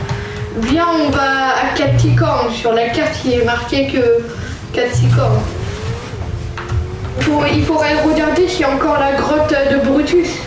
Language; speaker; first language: French; native; French